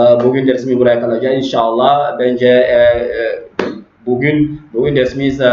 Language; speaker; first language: Turkish; non-native, learner; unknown